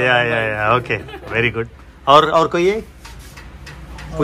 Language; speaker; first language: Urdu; non-native, local second language; Telugu